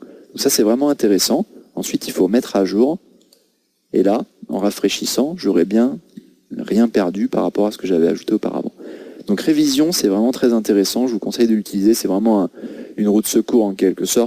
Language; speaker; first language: French; native; French